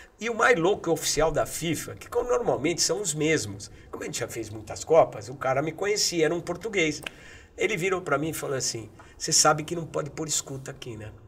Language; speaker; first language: Portuguese; native; Portuguese